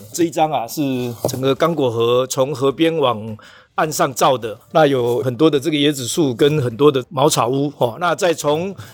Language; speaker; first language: Chinese; native; Chinese